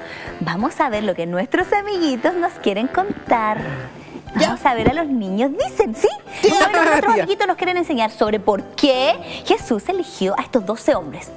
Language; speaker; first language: Spanish; native; Spanish